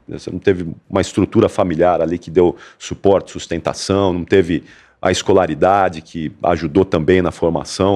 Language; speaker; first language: Portuguese; native; Portuguese